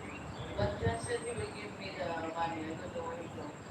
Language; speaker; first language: English; non-native, learner; Filipino